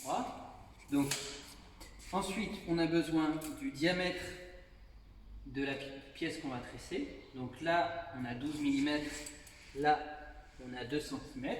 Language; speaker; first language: French; native; French